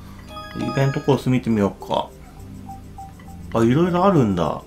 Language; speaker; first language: Japanese; native; Japanese